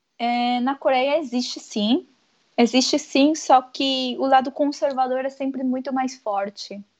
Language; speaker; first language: Portuguese; early bilingual, other home language; Korean